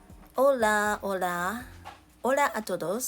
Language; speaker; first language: Spanish; non-native, learner; Japanese